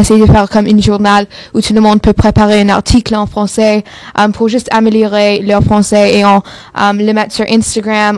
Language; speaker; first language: French; non-native, local second language; English